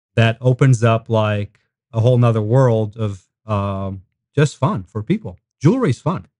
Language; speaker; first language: English; non-native, fluent; Hebrew